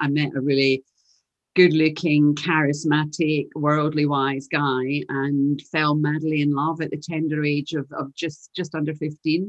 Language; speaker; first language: English; native; English